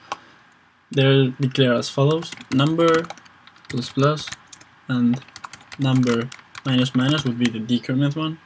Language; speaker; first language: English; non-native, fluent; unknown